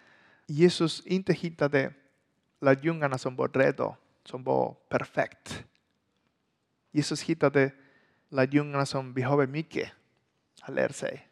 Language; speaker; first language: Swedish; non-native, learner; Spanish